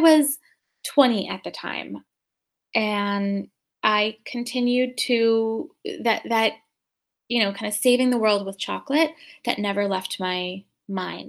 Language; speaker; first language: English; native; English